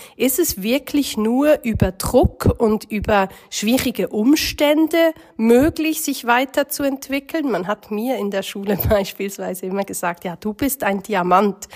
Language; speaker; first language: German; native; German